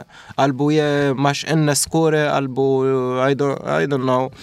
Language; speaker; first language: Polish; non-native, learner; Arabic